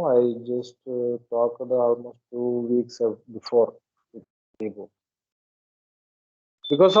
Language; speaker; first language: English; non-native, learner; Malayalam